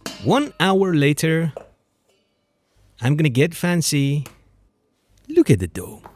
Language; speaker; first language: English; non-native, fluent; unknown